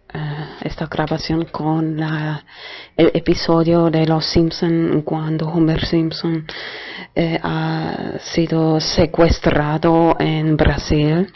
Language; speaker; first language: Spanish; non-native, fluent; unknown